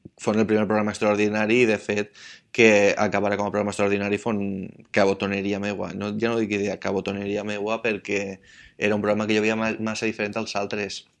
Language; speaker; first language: Catalan; native; Catalan